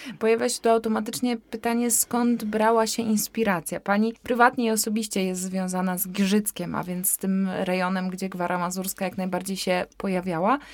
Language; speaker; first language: Polish; native; Polish